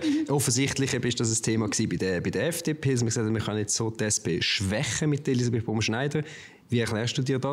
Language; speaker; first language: German; native; German